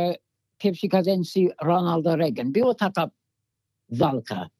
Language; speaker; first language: Polish; non-native, fluent; English